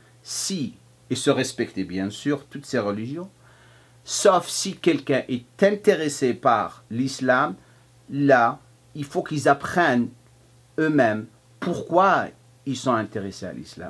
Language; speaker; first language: French; non-native, fluent; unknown